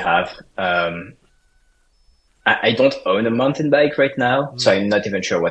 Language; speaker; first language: English; non-native, fluent; French